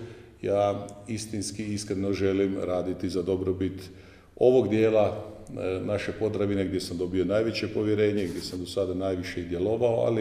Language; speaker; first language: Croatian; native; Croatian